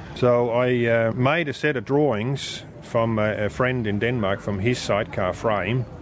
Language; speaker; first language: English; non-native, fluent; Danish